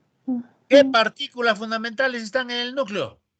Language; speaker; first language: Spanish; native; Spanish